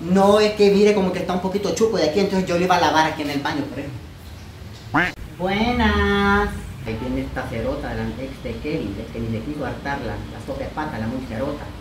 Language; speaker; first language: Spanish; native; Spanish